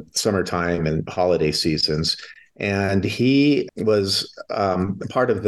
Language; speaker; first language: English; native; English